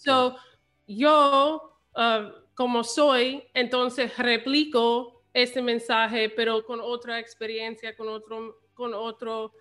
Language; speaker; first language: Spanish; early bilingual, heritage; English